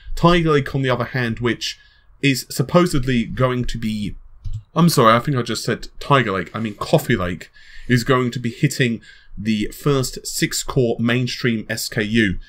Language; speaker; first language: English; native; English